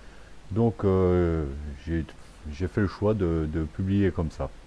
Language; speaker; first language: French; native; French